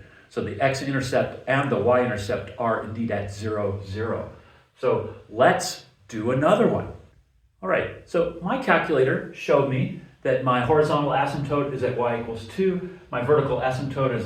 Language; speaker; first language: English; native; English